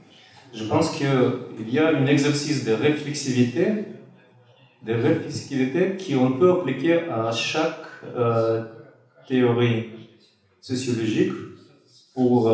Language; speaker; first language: French; non-native, fluent; Russian